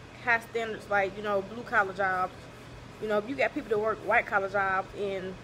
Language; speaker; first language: English; native; English